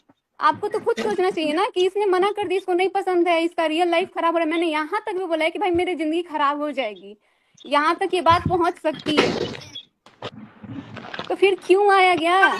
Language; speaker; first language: Hindi; native; Hindi